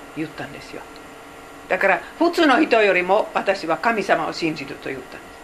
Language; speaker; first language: Japanese; non-native, fluent; Finnish